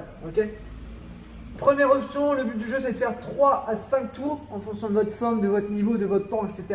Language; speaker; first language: French; native; French